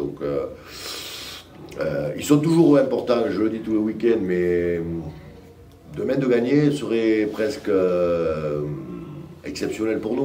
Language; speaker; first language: French; native; French